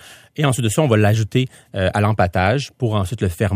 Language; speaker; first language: French; native; French